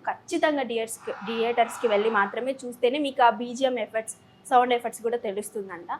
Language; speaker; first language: Telugu; native; Telugu